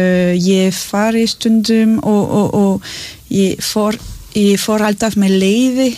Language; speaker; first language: Icelandic; non-native, learner; French